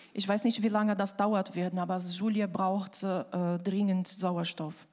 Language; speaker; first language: German; non-native, fluent; Portuguese